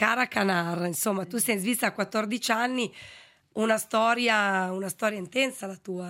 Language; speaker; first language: Italian; native; Italian